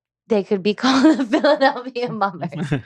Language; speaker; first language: English; native; English